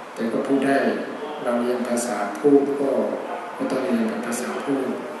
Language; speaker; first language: Thai; non-native, fluent; Burmese